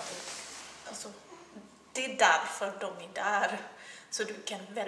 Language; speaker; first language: Swedish; non-native, fluent; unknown